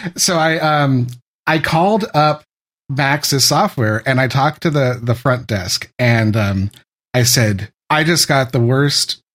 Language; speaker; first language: English; native; English